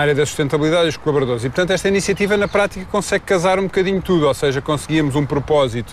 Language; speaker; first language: Portuguese; native; Portuguese